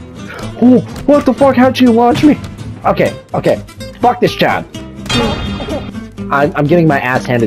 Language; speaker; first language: English; native; English